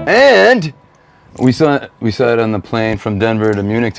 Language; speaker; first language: English; native; English